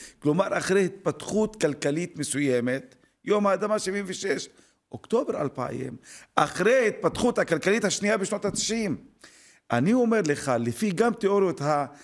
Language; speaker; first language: Hebrew; non-native, local second language; Arabic